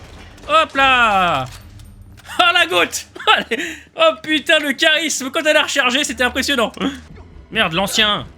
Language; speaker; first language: French; native; French